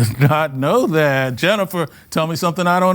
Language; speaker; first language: English; native; English